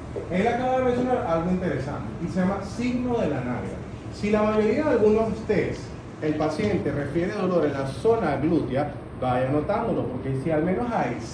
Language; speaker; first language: Spanish; native; Spanish